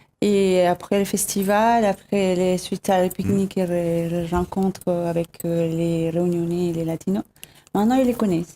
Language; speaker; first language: French; non-native, fluent; Spanish